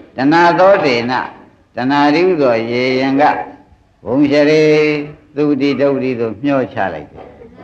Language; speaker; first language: Burmese; native; Burmese